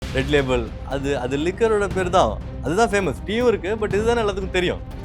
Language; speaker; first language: Tamil; native; Tamil